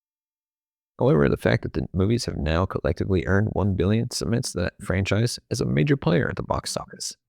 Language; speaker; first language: English; native; English